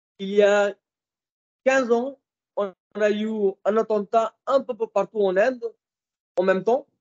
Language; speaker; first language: French; non-native, fluent; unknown